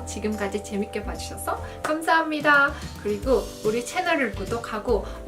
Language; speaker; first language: Korean; non-native, fluent; Azerbaijani